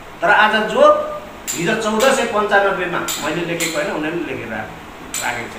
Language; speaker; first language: Nepali; non-native, local second language; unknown